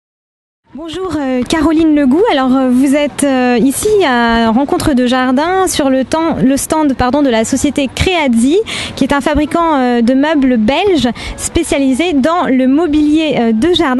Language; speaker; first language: French; native; French